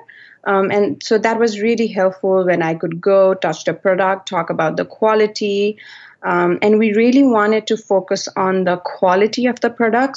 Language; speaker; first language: English; non-native, local second language; Nepali